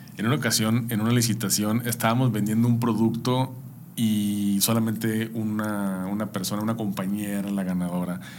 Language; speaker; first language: Spanish; native; Spanish